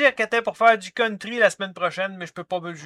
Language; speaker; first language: French; native; French